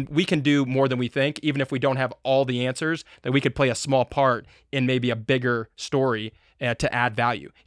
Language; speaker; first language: English; native; English